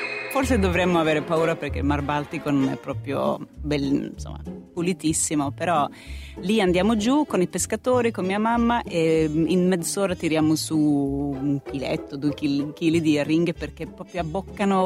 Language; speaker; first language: Italian; non-native, fluent; Swedish